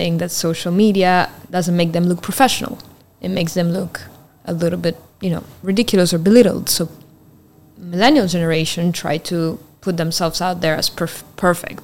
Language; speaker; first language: English; non-native, fluent; Italian